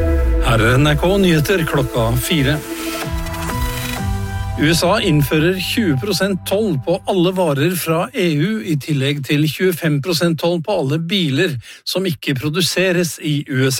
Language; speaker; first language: Norwegian; native; Norwegian